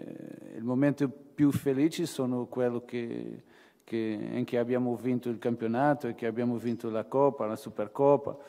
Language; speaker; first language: Italian; non-native, fluent; Portuguese